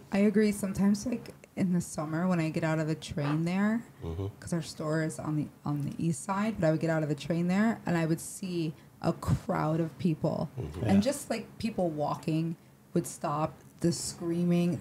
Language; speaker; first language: English; native; English